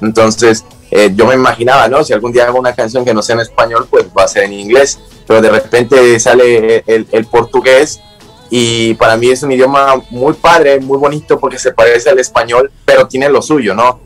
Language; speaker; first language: Spanish; native; Spanish